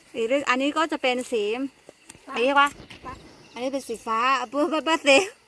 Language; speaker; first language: Thai; non-native, local second language; Karen languages